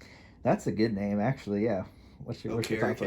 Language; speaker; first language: English; native; English